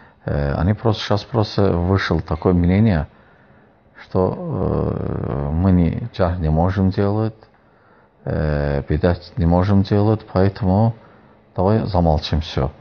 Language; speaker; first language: Russian; non-native, fluent; Azerbaijani